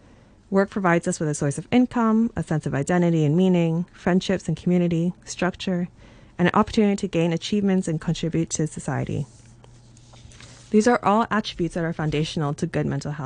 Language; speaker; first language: English; non-native, local second language; Cantonese